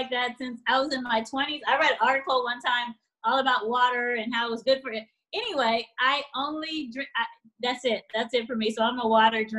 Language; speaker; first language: English; native; English